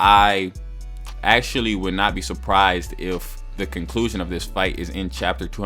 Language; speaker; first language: English; native; English